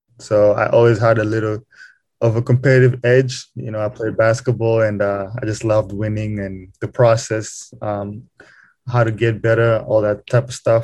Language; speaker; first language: English; non-native, local second language; Kinyarwanda